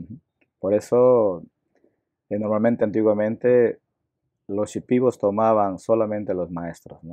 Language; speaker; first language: Spanish; non-native, local second language; Shipibo-Conibo